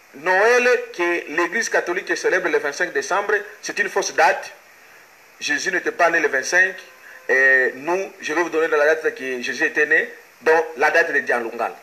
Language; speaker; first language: French; non-native, local second language; Lingala